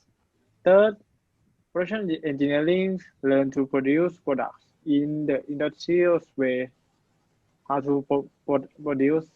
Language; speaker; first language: English; non-native, learner; Thai